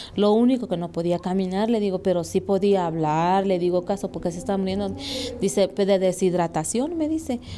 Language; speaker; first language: Spanish; native; Spanish